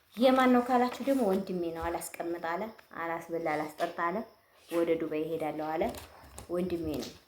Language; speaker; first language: Amharic; native; Amharic